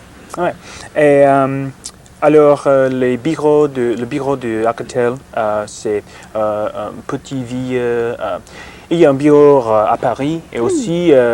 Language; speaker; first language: French; non-native, learner; English